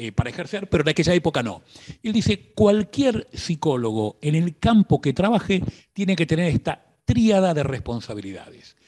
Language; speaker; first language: Spanish; native; Spanish